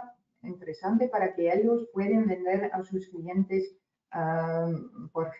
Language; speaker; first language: Spanish; non-native, fluent; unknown